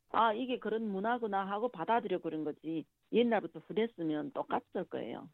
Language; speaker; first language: Korean; native; Korean